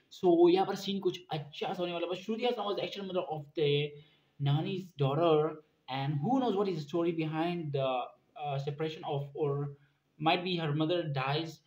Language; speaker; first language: Hindi; native; Hindi